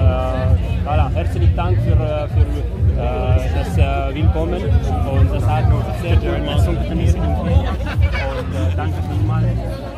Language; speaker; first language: German; non-native, learner; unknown